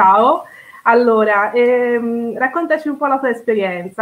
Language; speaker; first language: Italian; native; Italian